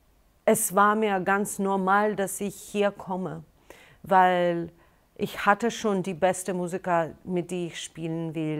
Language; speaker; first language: German; non-native, fluent; Russian